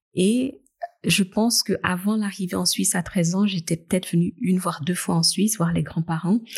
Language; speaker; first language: French; native; French